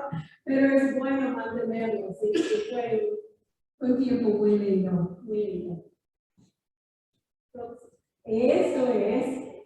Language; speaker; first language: Spanish; non-native, fluent; English